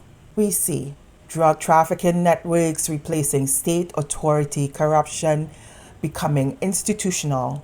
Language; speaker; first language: English; native; English